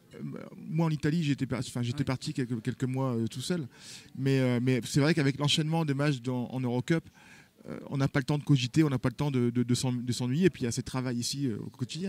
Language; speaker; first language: French; native; French